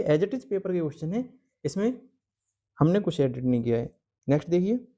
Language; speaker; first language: Hindi; native; Hindi